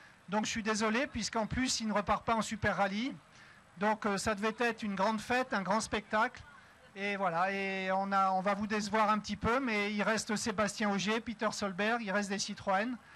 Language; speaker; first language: French; native; French